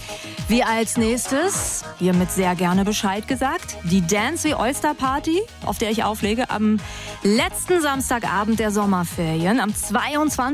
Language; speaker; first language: German; native; German